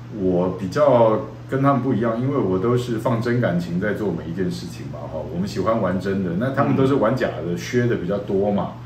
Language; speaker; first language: Chinese; native; Chinese